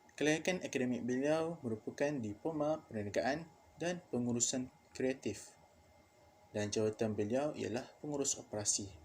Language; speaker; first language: Malay; native; Malay